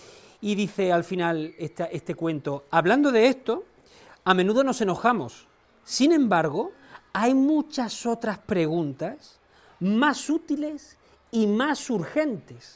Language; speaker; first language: Spanish; native; Spanish